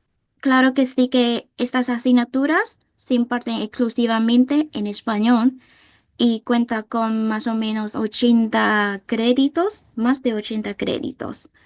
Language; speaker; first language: Spanish; non-native, fluent; Vietnamese